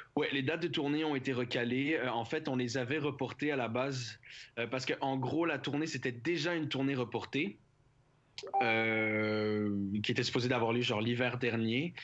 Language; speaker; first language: French; native; French